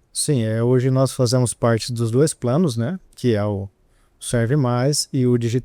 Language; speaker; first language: Portuguese; native; Portuguese